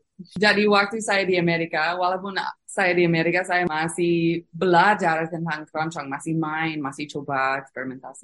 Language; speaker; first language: Indonesian; non-native, fluent; English